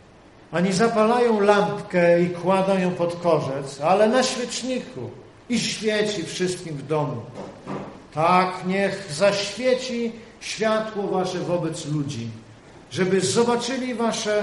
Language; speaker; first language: Polish; native; Polish